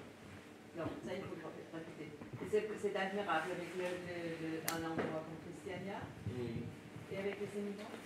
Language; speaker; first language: French; non-native, fluent; Danish